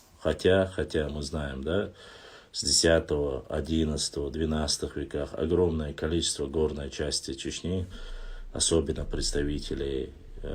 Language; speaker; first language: Russian; non-native, local second language; Chechen